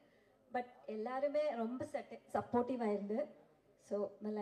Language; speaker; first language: Tamil; non-native, learner; Malayalam